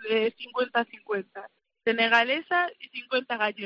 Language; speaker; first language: Spanish; early bilingual, other home language; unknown